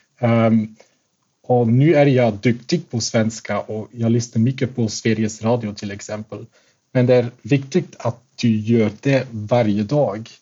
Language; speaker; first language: Swedish; non-native, fluent; Dutch